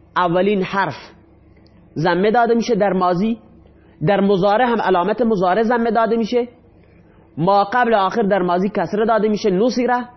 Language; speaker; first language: Persian; non-native, local second language; Baluchi